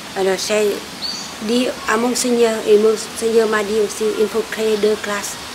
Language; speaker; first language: French; non-native, local second language; Vietnamese